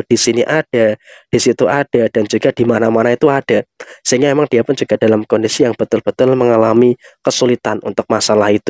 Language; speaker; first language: Indonesian; native; Indonesian